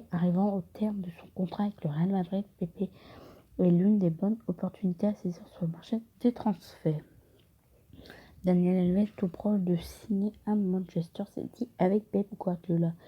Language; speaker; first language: French; native; French